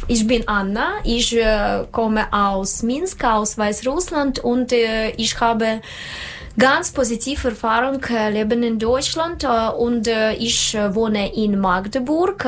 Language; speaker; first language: German; non-native, learner; Russian